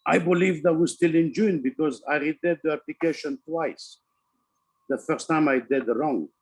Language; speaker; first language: English; non-native, learner; Italian